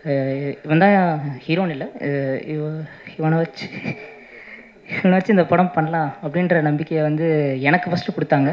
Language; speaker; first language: Tamil; native; Tamil